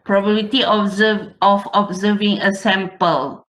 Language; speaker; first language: English; non-native, local second language; Malay